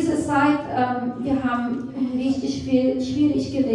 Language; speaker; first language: German; non-native, fluent; Portuguese